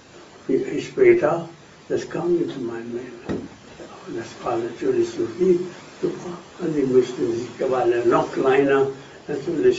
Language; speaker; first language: German; non-native, fluent; Hindi